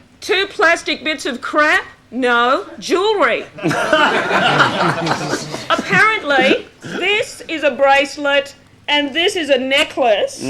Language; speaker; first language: English; native; English